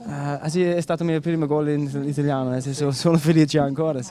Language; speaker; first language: Italian; non-native, learner; Danish